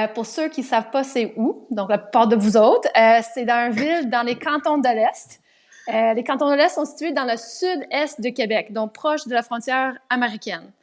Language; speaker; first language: French; non-native, local second language; English